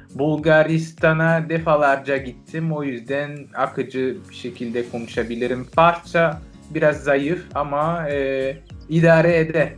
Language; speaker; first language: Turkish; non-native, fluent; French